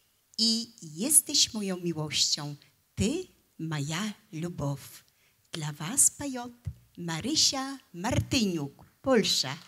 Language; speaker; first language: Russian; non-native, fluent; Polish